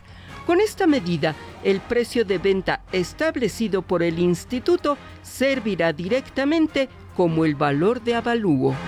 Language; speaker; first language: Spanish; native; Spanish